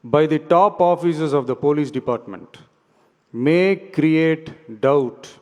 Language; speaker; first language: English; non-native, local second language; Tamil